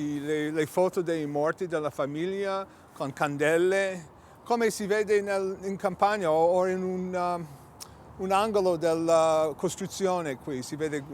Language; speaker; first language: Italian; early bilingual, heritage; English